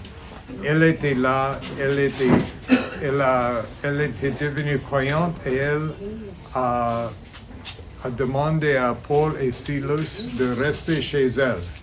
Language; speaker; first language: French; non-native, fluent; English